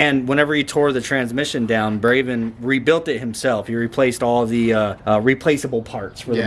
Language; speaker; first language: English; native; English